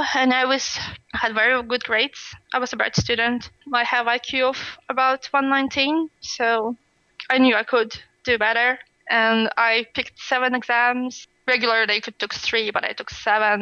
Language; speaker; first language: English; non-native, fluent; Russian